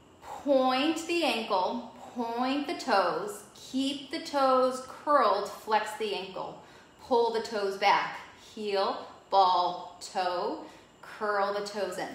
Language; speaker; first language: English; native; English